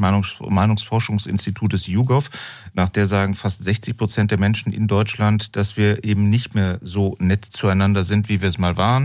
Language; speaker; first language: German; native; German